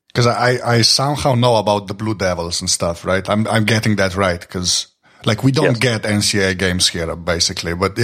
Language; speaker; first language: English; non-native, fluent; Slovenian